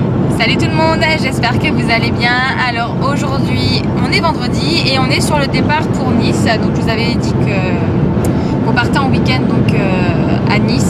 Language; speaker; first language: French; native; French